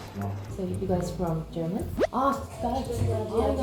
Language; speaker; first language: English; non-native, learner; Korean